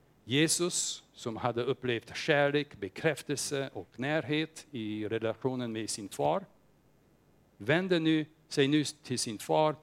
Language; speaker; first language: Swedish; non-native, fluent; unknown